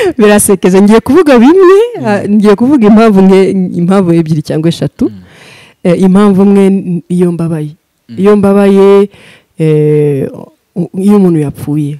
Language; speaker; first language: Kinyarwanda; early bilingual, heritage; Kinyarwanda